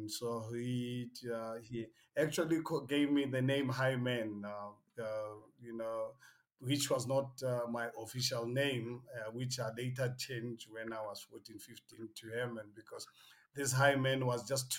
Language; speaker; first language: English; non-native, local second language; Northern Sotho